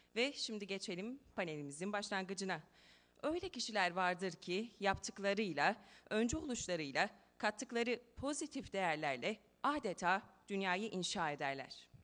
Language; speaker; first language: Turkish; native; Turkish